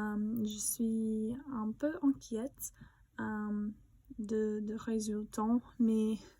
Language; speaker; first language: French; non-native, learner; English